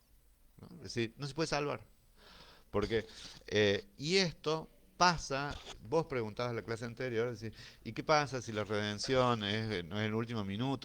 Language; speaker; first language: Spanish; native; Spanish